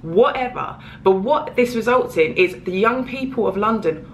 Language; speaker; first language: English; native; English